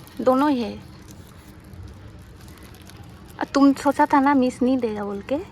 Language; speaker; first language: Hindi; non-native, local second language; Bangla